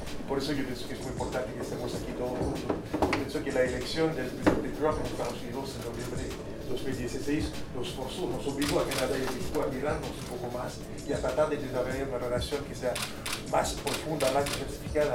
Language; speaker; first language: Spanish; non-native, fluent; English